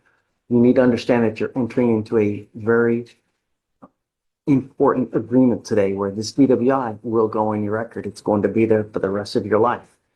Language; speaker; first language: English; native; English